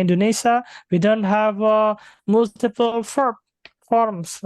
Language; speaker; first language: English; non-native, fluent; Indonesian